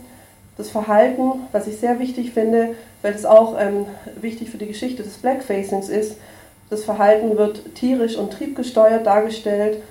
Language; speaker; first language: German; native; German